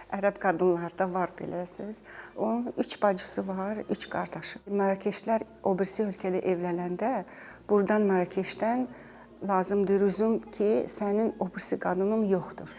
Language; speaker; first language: Azerbaijani; native; Azerbaijani